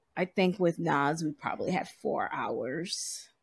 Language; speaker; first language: English; native; English